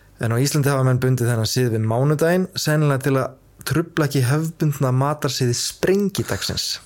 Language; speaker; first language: Icelandic; early bilingual, heritage; Icelandic